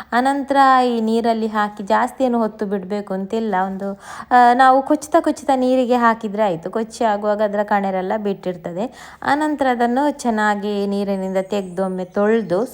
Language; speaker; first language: Kannada; native; Kannada